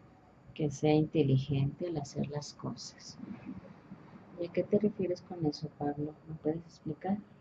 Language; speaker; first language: Spanish; native; Spanish